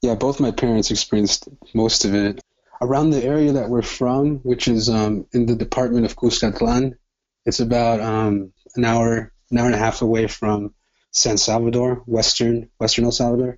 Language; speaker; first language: English; native; English